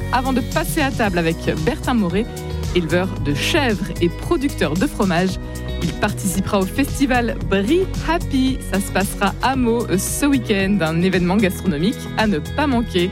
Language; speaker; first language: French; native; French